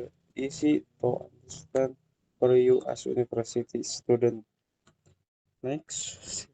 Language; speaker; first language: English; non-native, learner; Indonesian